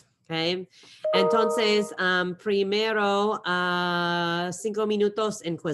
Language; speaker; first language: Spanish; non-native, fluent; English